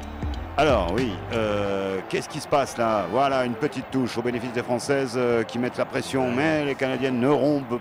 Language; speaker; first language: French; native; French